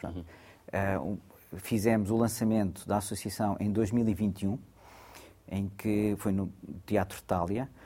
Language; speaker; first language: Portuguese; early bilingual, other home language; Gujarati